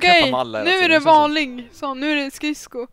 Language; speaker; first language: Swedish; native; Swedish